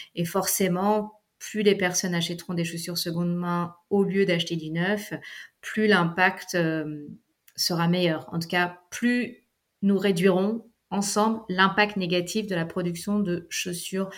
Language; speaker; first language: French; native; French